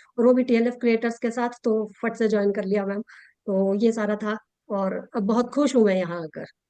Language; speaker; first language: Hindi; native; Hindi